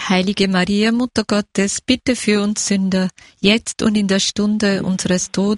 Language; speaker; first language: German; native; German